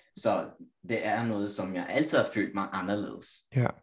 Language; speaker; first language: Danish; non-native, fluent; Italian